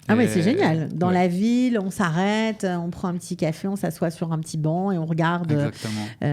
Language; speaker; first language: French; native; French